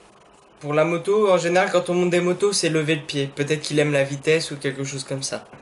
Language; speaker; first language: French; native; French